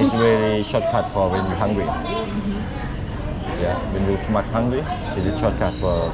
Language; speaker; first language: English; non-native, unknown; Thai